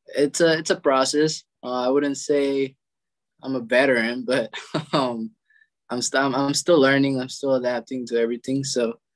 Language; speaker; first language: English; non-native, fluent; Spanish